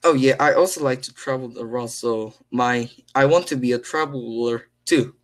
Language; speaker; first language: English; non-native, learner; Korean